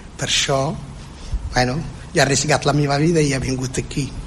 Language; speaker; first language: Catalan; non-native, learner; Central Atlas Tamazight